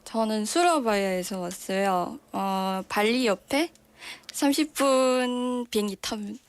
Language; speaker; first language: Korean; non-native, fluent; Indonesian